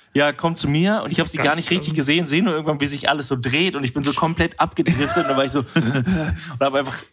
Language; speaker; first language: German; native; German